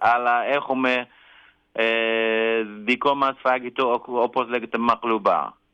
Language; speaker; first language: Greek; non-native, learner; Kurdish